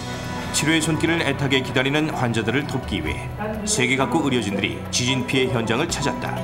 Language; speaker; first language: Korean; native; Korean